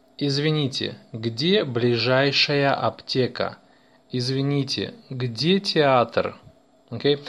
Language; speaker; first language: Russian; native; Russian